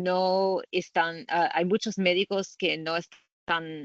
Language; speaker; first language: Spanish; non-native, learner; English